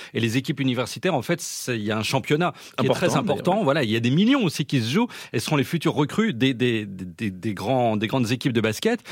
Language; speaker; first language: French; native; French